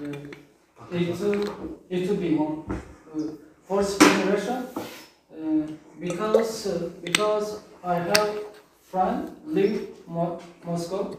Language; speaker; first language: English; non-native, learner; Turkish